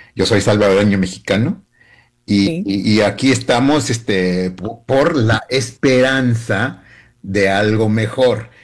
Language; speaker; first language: Spanish; early bilingual, heritage; Spanish